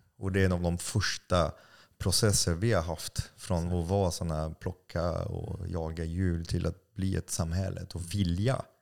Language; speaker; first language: Swedish; non-native, fluent; French